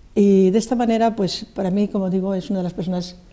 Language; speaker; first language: Spanish; native; Spanish